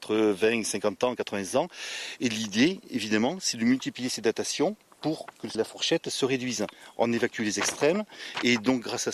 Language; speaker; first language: French; native; French